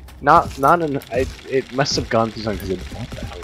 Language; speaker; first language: English; native; English